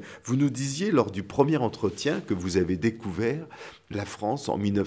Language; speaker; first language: French; native; French